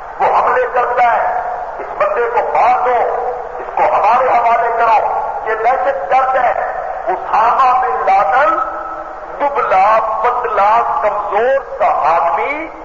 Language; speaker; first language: Urdu; non-native, local second language; Punjabi